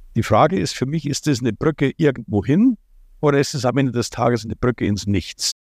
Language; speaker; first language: German; non-native, fluent; Ukrainian